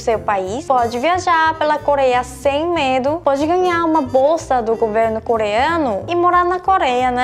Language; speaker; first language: Portuguese; non-native, fluent; Korean